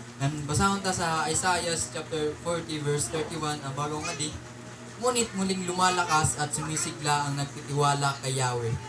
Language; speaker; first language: Filipino; non-native, local second language; Waray